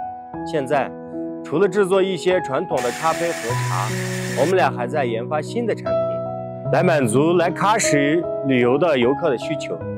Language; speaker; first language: Chinese; non-native, local second language; Uyghur